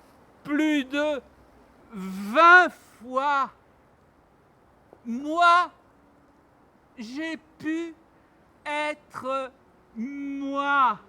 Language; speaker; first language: French; non-native, learner; Armenian